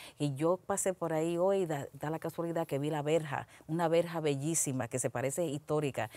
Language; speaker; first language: Spanish; early bilingual, heritage; Spanish